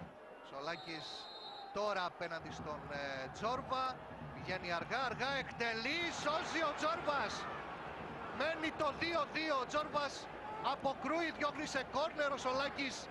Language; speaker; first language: Greek; native; Greek